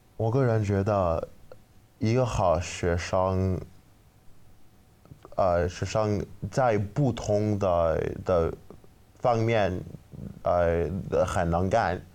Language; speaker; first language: Chinese; non-native, learner; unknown